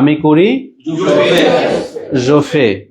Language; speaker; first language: French; non-native, fluent; Bangla